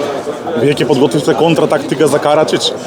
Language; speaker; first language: Macedonian; native; Macedonian